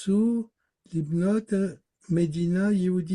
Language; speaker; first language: Hebrew; non-native, learner; French